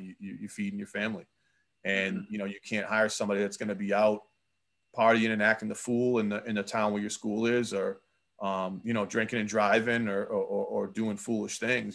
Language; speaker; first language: English; native; English